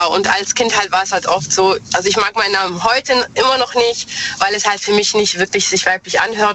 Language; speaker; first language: German; early bilingual, other home language; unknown